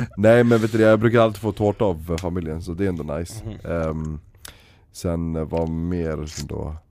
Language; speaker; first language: Swedish; early bilingual, other home language; Arabic